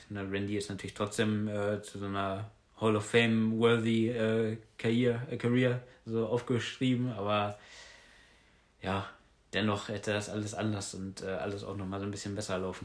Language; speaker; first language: German; native; German